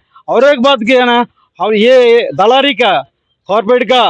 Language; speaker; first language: Hindi; non-native, local second language; Telugu